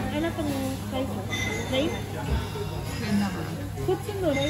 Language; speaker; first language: Japanese; non-native, learner; Filipino